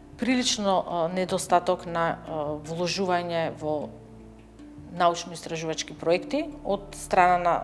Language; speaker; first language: Macedonian; native; Macedonian